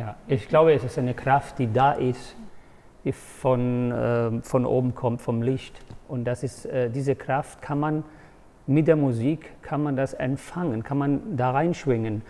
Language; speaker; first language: German; non-native, fluent; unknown